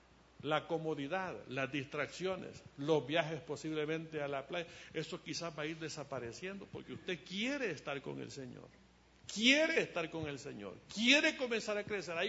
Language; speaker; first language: Spanish; native; Spanish